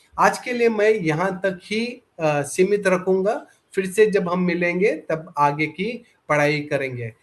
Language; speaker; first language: Hindi; non-native, local second language; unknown